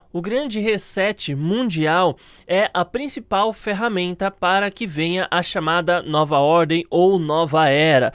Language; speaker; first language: Portuguese; native; Portuguese